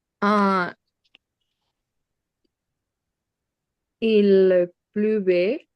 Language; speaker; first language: French; non-native, learner; Spanish